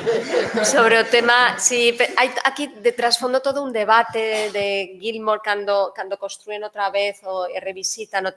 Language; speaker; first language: Galician; non-native, local second language; Spanish